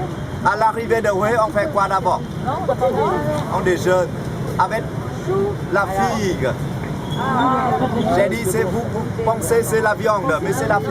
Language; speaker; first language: French; non-native, fluent; Vietnamese